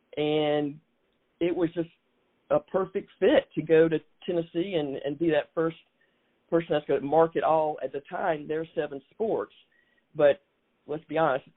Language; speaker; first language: English; native; English